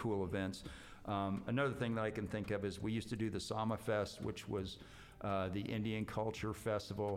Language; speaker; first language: English; native; English